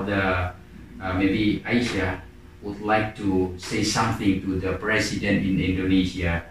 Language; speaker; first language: English; non-native, learner; Indonesian